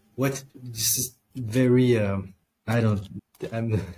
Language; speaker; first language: English; non-native, fluent; French